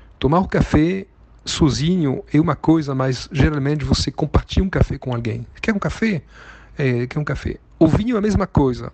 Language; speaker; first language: Portuguese; non-native, fluent; French